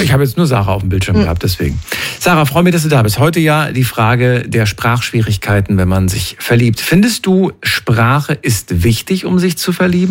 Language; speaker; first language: German; native; German